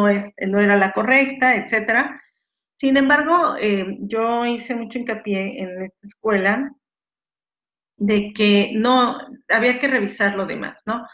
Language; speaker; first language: Spanish; native; Spanish